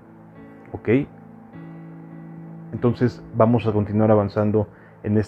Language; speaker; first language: Spanish; native; Spanish